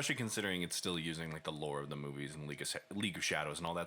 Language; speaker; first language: English; native; English